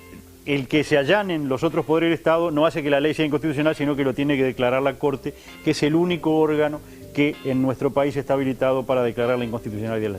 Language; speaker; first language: Spanish; native; Spanish